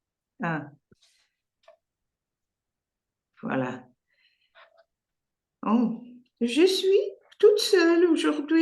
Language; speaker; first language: French; non-native, learner; English